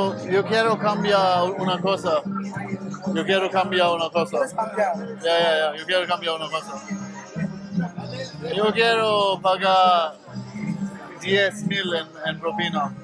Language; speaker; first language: Spanish; non-native, learner; German